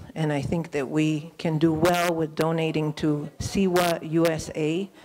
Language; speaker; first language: English; early bilingual, other home language; Spanish